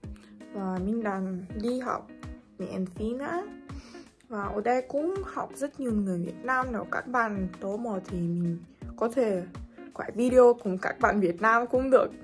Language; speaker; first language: Vietnamese; non-native, fluent; Russian